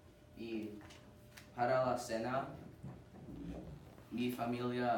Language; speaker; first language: Spanish; non-native, learner; English